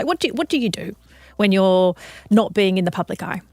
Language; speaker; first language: English; native; English